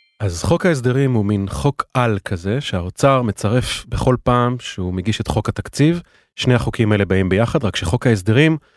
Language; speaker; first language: Hebrew; native; Hebrew